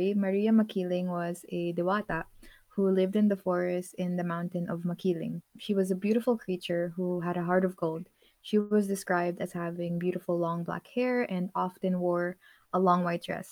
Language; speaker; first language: English; non-native, local second language; Filipino